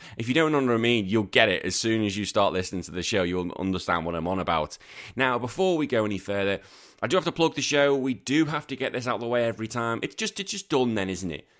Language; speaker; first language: English; native; English